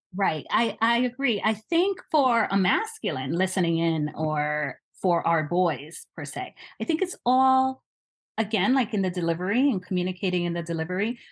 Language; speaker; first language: English; native; English